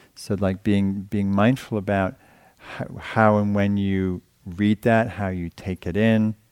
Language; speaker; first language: English; native; English